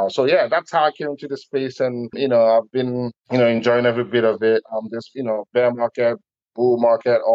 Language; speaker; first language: English; non-native, local second language; Igbo